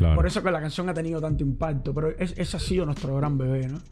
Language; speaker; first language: Spanish; native; Spanish